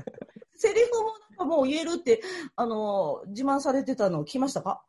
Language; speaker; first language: Japanese; native; Japanese